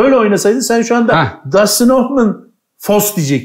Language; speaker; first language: Turkish; native; Turkish